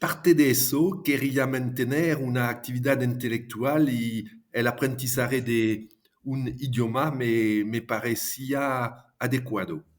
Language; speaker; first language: Spanish; non-native, fluent; French